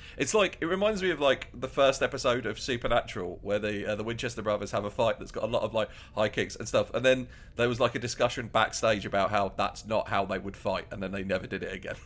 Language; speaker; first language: English; native; English